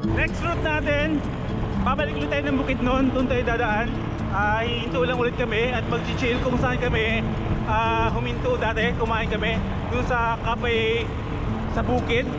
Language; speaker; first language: Filipino; non-native, local second language; Aklanon